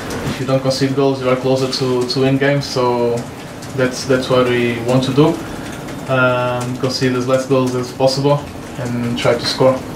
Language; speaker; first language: English; non-native, fluent; Portuguese